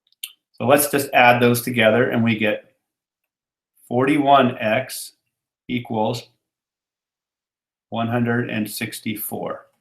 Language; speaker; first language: English; native; English